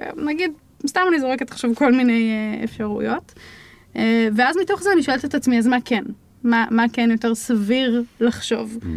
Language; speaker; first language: Hebrew; native; Hebrew